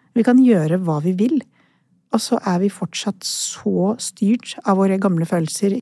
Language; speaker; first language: Norwegian; early bilingual, other home language; Urdu